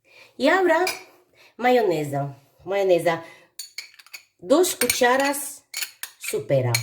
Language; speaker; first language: Spanish; non-native, learner; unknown